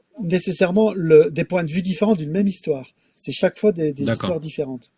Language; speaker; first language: French; native; French